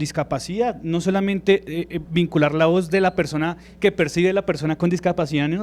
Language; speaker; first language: Spanish; native; Spanish